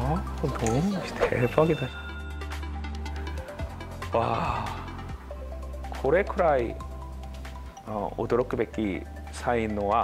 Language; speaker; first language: Japanese; non-native, fluent; Korean